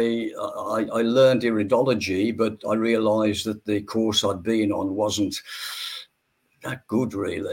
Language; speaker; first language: English; native; English